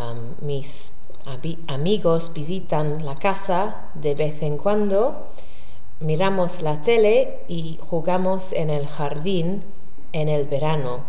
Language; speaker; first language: Spanish; non-native, learner; English